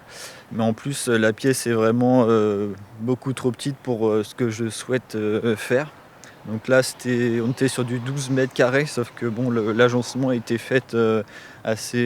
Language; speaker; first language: French; native; French